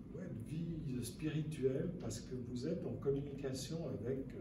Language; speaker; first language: French; native; French